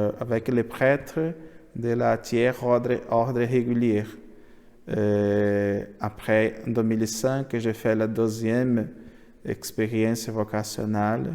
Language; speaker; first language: French; non-native, learner; Portuguese